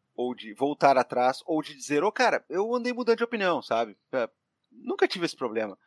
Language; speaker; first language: Portuguese; native; Portuguese